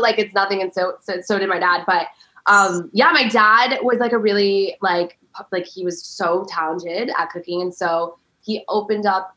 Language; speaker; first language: English; early bilingual, other home language; Persian